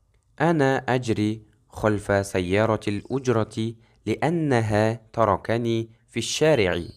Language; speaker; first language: Arabic; non-native, fluent; Kazakh